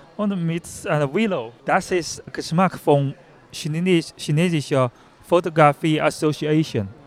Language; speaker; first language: German; non-native, learner; Chinese